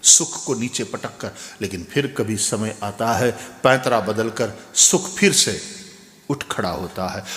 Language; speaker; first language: Hindi; non-native, local second language; Gujarati